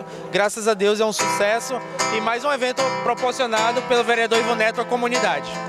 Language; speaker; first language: Portuguese; native; Portuguese